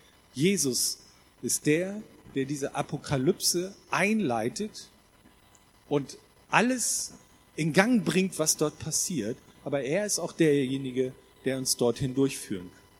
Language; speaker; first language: German; native; German